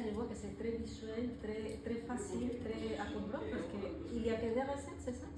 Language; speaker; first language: French; non-native, fluent; Spanish